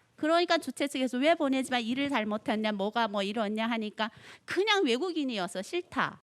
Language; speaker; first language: Korean; non-native, fluent; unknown